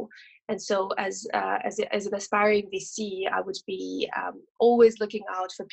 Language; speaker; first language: English; non-native, fluent; French